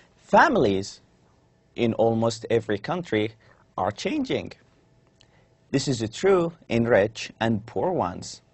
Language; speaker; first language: English; non-native, fluent; Arabic